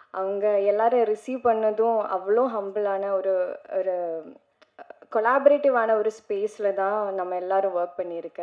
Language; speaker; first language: Tamil; non-native, learner; Malayalam